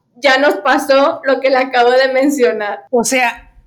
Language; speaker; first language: Spanish; native; Spanish